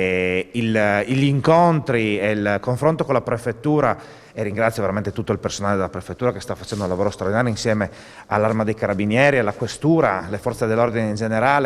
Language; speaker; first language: Italian; native; Italian